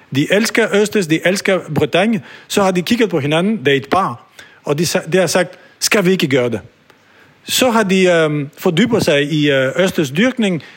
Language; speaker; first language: Danish; non-native, fluent; French